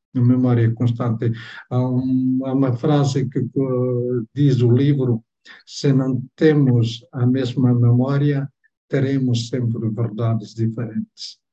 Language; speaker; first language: Portuguese; non-native, fluent; Tetum